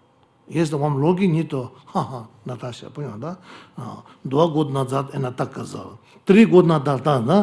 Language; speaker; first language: Russian; non-native, learner; Tibetan